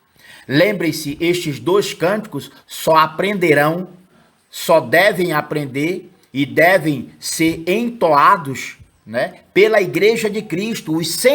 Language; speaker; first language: Portuguese; native; Portuguese